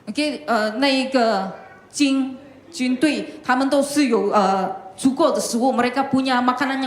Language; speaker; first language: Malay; non-native, local second language; Chinese